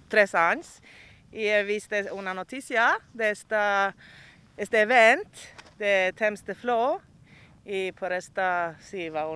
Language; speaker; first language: Catalan; non-native, learner; Swedish